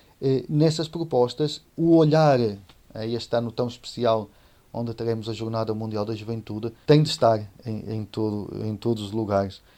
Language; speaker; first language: Portuguese; native; Portuguese